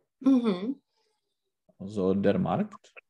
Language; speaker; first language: German; non-native, learner; Czech